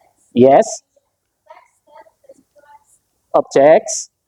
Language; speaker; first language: English; non-native, fluent; Indonesian